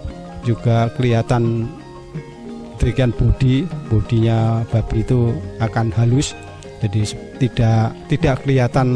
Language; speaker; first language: Indonesian; non-native, local second language; Javanese